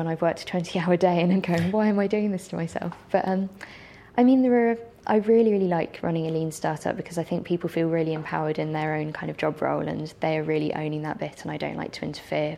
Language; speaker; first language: English; native; English